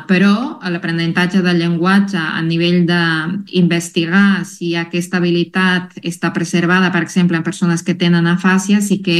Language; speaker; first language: Catalan; non-native, fluent; Spanish